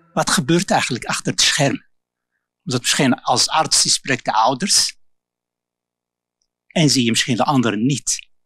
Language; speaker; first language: Dutch; non-native, local second language; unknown